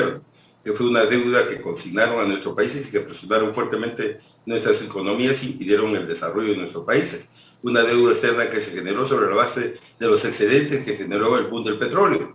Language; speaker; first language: Spanish; native; Spanish